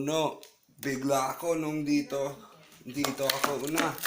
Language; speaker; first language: Filipino; non-native, learner; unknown